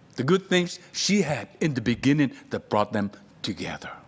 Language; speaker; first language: English; non-native, fluent; Vietnamese